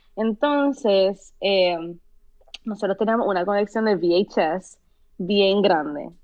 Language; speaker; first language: Spanish; native; Spanish